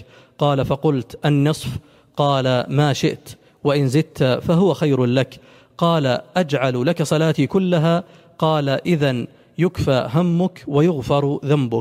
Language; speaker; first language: Arabic; native; Arabic